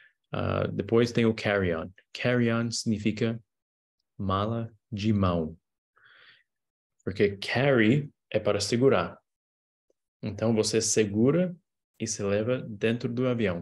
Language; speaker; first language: Portuguese; non-native, fluent; English